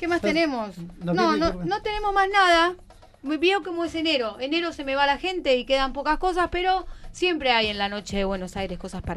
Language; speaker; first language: Spanish; native; Spanish